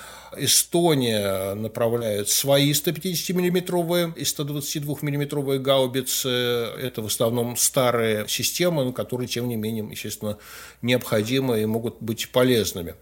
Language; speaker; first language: Russian; native; Russian